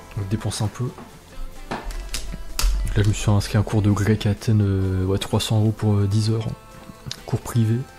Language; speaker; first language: French; native; French